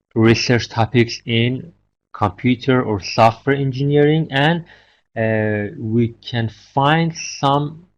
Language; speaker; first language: English; non-native, fluent; Persian